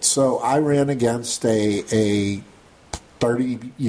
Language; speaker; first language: English; native; English